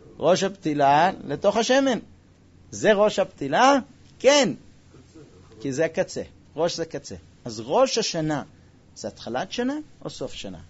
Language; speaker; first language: Hebrew; non-native, fluent; English